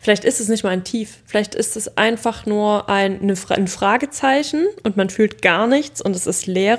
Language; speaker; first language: German; native; German